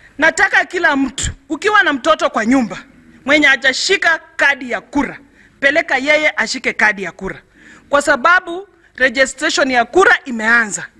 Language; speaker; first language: Swahili; non-native, local second language; Luyia